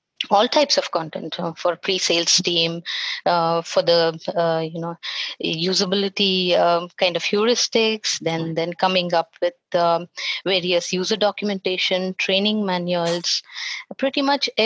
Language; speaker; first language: English; non-native, local second language; Kannada